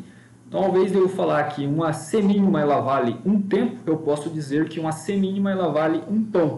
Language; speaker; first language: Portuguese; native; Portuguese